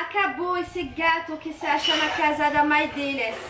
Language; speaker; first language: Portuguese; non-native, fluent; French